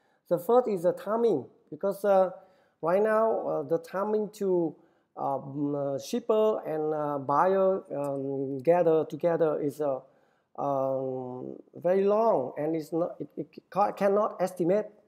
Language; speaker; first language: English; non-native, fluent; Vietnamese